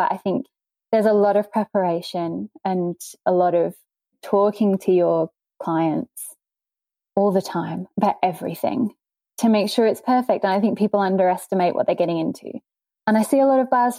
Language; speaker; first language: English; native; English